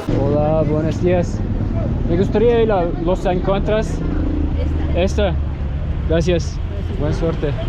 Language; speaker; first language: Spanish; non-native, learner; Turkish